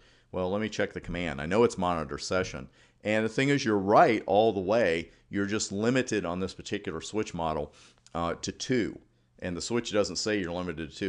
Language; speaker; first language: English; native; English